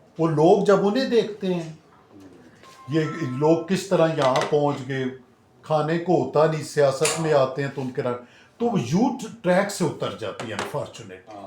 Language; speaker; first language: Urdu; non-native, local second language; Punjabi